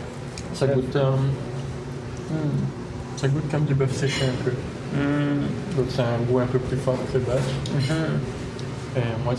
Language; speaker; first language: French; native; French